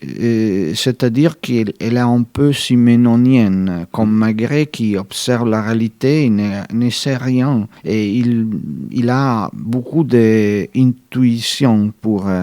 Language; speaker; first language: French; non-native, fluent; Italian